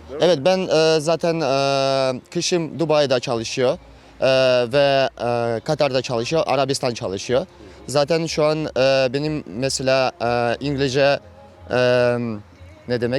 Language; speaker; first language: Turkish; non-native, learner; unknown